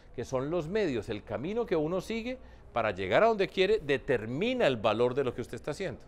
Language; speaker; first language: Spanish; native; Spanish